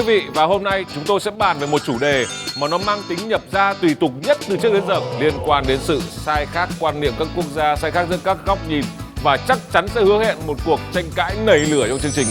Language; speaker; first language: Vietnamese; native; Vietnamese